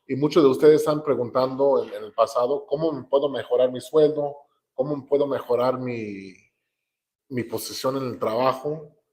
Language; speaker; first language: Spanish; early bilingual, other home language; English